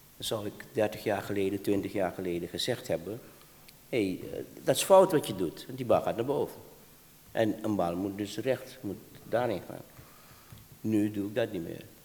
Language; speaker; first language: Dutch; native; Dutch